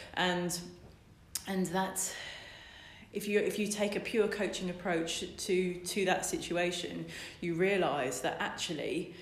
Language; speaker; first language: English; native; English